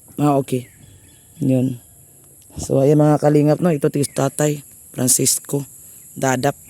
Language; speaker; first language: Filipino; non-native, local second language; Cebuano